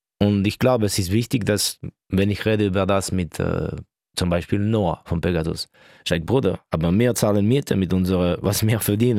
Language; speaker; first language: German; non-native, local second language; French